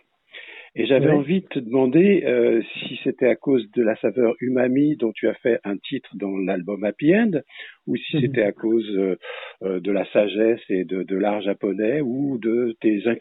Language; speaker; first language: French; native; French